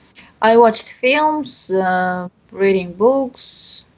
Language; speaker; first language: English; non-native, learner; Bashkir